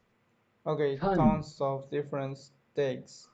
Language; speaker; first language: English; non-native, learner; Spanish